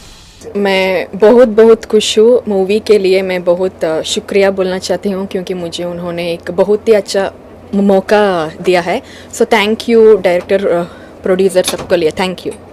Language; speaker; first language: Hindi; non-native, fluent; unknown